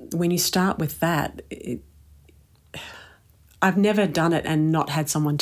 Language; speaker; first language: English; native; English